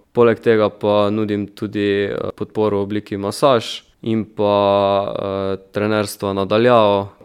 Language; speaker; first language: Slovenian; native; Slovenian